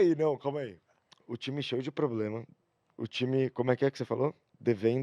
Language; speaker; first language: Portuguese; native; Portuguese